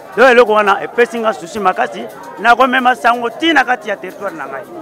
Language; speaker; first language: Lingala; non-native, local second language; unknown